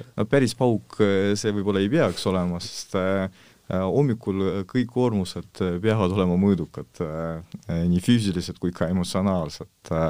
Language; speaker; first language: Estonian; non-native, local second language; Russian